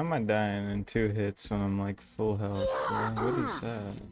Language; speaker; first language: English; native; English